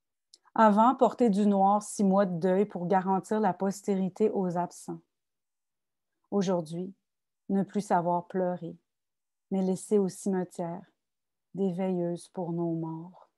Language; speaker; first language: French; native; French